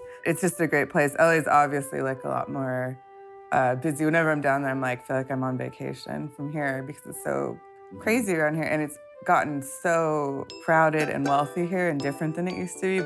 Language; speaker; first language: English; native; English